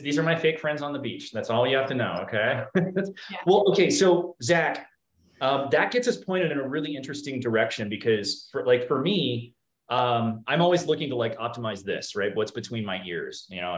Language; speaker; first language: English; native; English